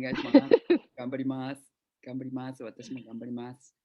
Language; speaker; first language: Japanese; non-native, fluent; English